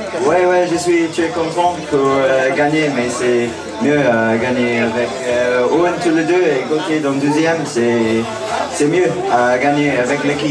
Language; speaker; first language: French; non-native, learner; English